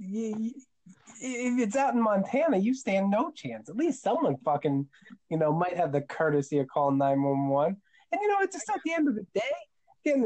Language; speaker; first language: English; native; English